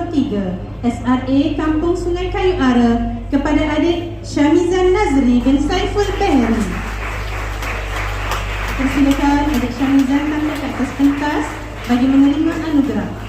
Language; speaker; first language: Malay; native; Malay